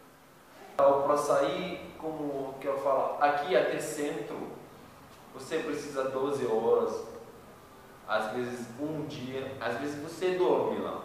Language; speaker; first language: Portuguese; non-native, learner; Arabic